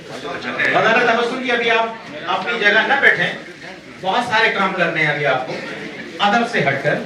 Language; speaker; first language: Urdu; native; Urdu